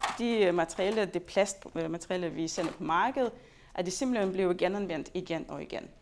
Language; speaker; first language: Danish; non-native, fluent; Lithuanian